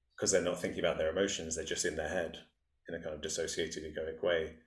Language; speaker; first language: English; native; English